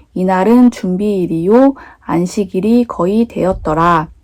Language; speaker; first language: Korean; native; Korean